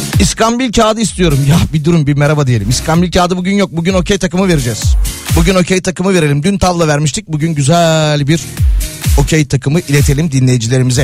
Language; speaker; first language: Turkish; native; Turkish